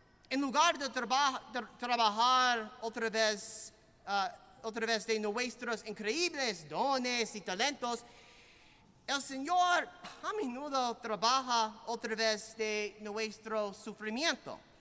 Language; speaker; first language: Spanish; non-native, fluent; English